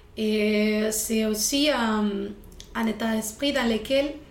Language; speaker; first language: French; non-native, fluent; Spanish